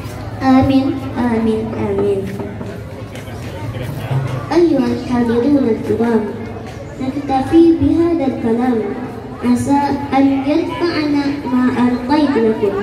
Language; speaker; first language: Arabic; non-native, learner; Indonesian